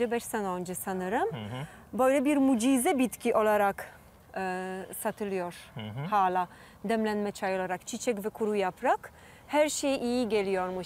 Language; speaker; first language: Turkish; non-native, fluent; Polish